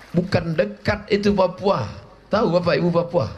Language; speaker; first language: Indonesian; non-native, local second language; Malay